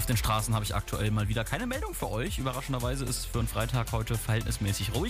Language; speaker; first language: German; native; German